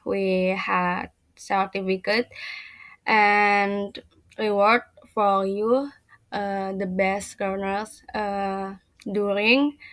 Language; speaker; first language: English; non-native, learner; Indonesian